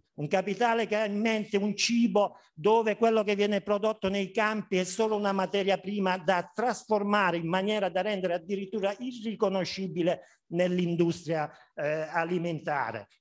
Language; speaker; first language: Italian; native; Italian